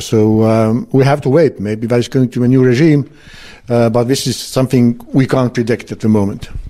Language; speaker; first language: English; non-native, fluent; Estonian